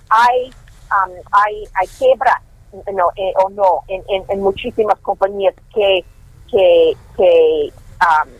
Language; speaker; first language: Spanish; non-native, fluent; English